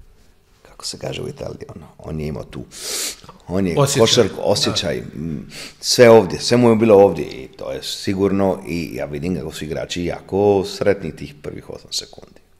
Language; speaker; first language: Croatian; non-native, fluent; Italian